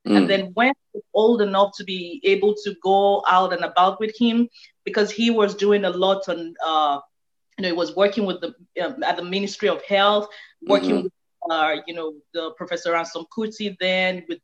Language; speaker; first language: English; non-native, local second language; Yoruba